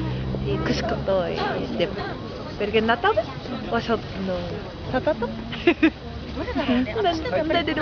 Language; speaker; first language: Kyrgyz; non-native, learner; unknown